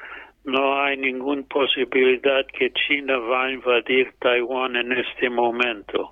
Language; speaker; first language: Spanish; non-native, fluent; English